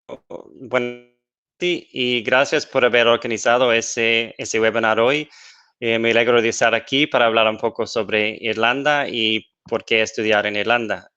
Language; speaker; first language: Spanish; non-native, fluent; English